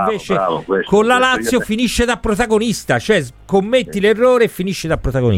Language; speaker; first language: Italian; native; Italian